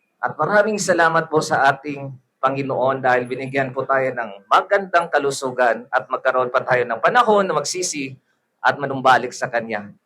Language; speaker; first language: Filipino; non-native, local second language; Cebuano